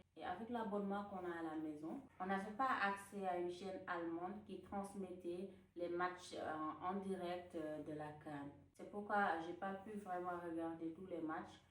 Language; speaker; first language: French; non-native, local second language; Wolof